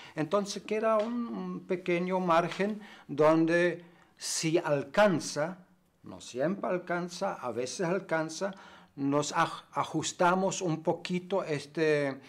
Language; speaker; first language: Spanish; non-native, fluent; German